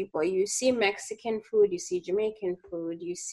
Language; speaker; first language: English; non-native, local second language; Ganda